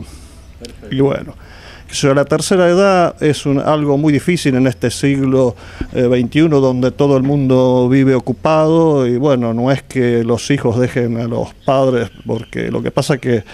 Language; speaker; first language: Spanish; native; Spanish